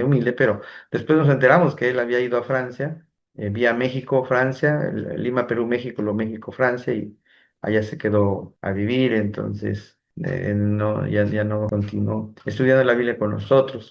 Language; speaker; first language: Spanish; non-native, fluent; Korean